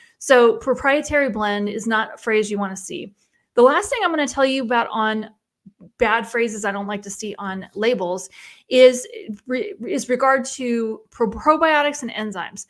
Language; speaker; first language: English; native; English